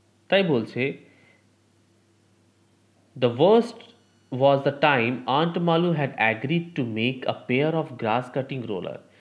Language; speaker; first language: English; non-native, local second language; Bangla